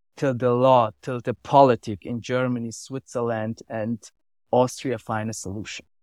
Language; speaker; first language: English; non-native, learner; German